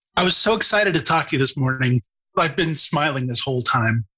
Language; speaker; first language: English; native; English